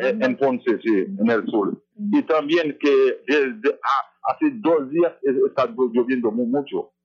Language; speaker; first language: Spanish; non-native, fluent; Haitian Creole